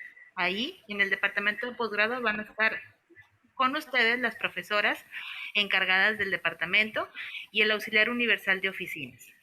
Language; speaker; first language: Spanish; native; Spanish